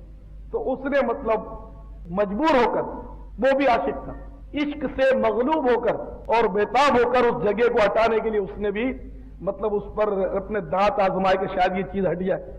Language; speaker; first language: Urdu; native; Urdu